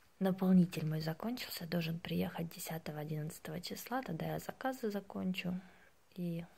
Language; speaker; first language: Russian; native; Russian